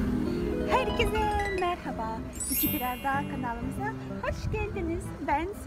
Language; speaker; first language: Turkish; non-native, learner; Russian